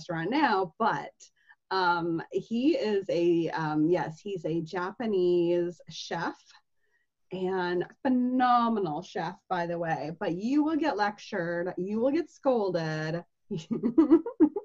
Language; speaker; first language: English; native; English